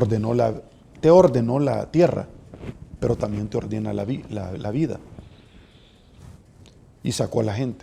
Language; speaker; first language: Spanish; native; Spanish